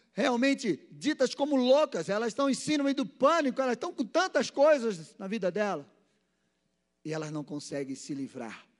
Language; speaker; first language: Portuguese; native; Portuguese